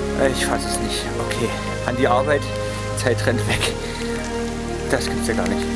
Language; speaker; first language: German; native; German